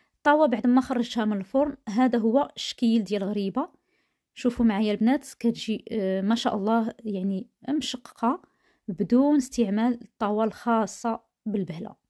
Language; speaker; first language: Arabic; native; Arabic